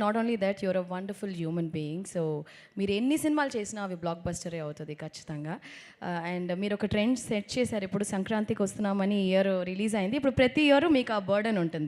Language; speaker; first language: Telugu; non-native, local second language; Tamil